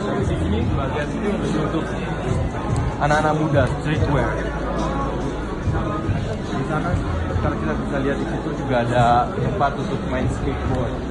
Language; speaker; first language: Indonesian; early bilingual, other home language; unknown